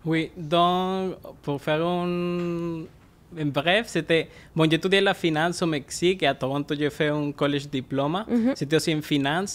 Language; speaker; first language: French; non-native, fluent; Spanish